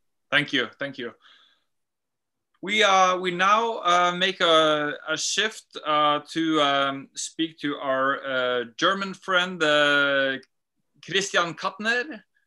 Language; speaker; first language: English; non-native, fluent; Norwegian